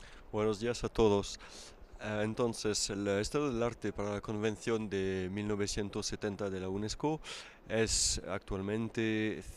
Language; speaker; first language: Spanish; non-native, fluent; French